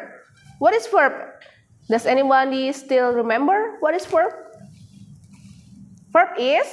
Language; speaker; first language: English; non-native, fluent; Indonesian